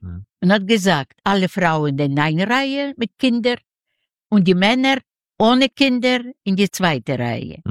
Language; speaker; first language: German; non-native, learner; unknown